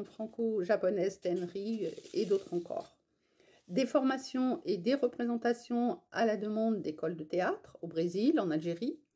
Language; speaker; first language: French; native; French